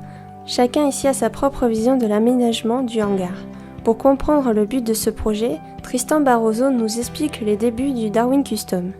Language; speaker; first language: French; native; French